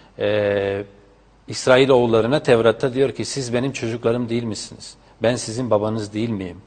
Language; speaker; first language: Turkish; non-native, fluent; Spanish